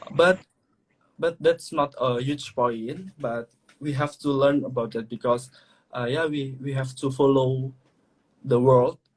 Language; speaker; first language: English; non-native, learner; Indonesian